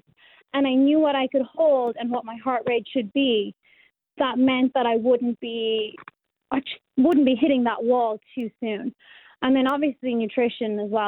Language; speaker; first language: English; native; English